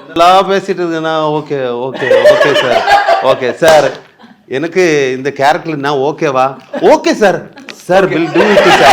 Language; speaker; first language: Tamil; non-native, learner; Malayalam